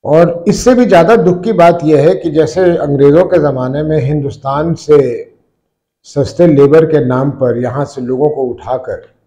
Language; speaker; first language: Hindi; native; Hindi